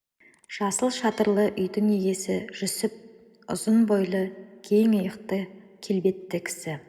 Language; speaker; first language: Kazakh; native; Kazakh